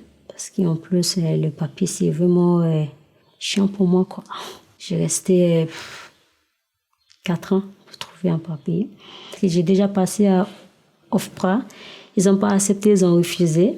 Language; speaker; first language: French; non-native, learner; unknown